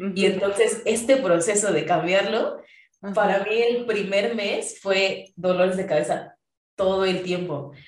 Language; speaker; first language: Spanish; native; Spanish